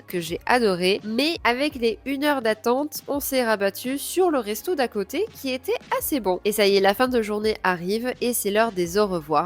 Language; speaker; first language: French; native; French